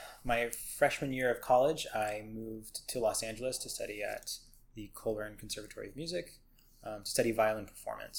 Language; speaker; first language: English; native; English